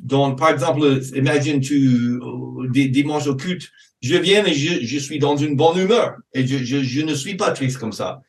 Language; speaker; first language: French; non-native, fluent; English